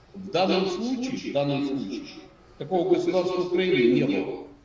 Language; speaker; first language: Russian; native; Russian